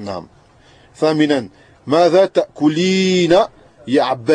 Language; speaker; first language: Arabic; non-native, fluent; French